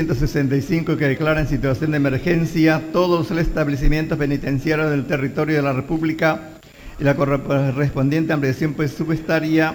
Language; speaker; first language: Spanish; native; Spanish